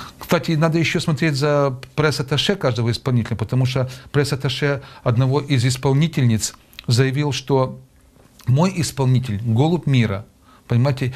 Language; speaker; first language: Russian; native; Russian